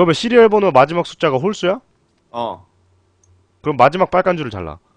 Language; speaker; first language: Korean; native; Korean